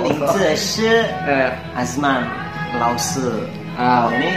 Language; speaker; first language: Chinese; non-native, fluent; Indonesian